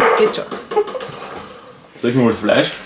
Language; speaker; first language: German; native; German